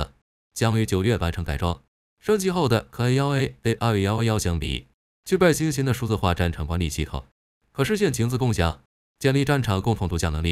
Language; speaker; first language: Chinese; native; Chinese